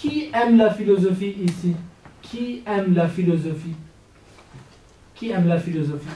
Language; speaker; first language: French; non-native, fluent; Kurdish